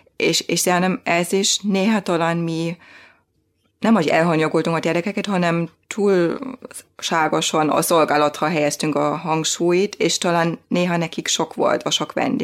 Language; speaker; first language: Hungarian; non-native, fluent; German